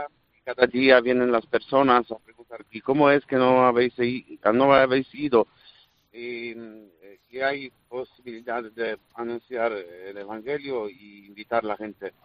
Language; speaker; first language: Spanish; non-native, fluent; Polish